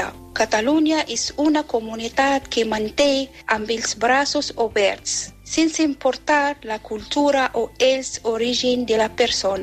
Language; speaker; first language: Catalan; non-native, learner; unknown